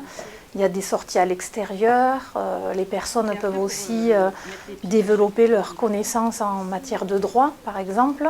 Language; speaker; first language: French; native; French